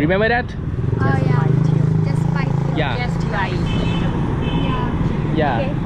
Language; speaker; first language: English; non-native, learner; Thai